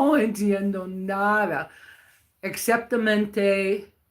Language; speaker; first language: Spanish; non-native, learner; English